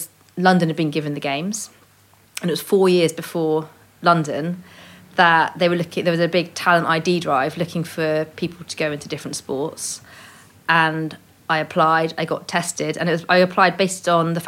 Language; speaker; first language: English; native; English